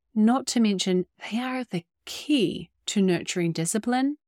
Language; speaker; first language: English; native; English